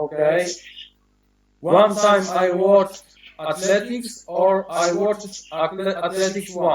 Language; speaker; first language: English; non-native, learner; Polish